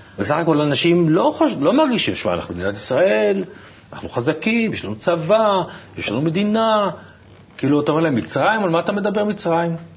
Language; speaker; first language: Hebrew; native; Hebrew